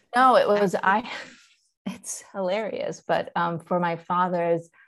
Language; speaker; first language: English; early bilingual, other home language; Persian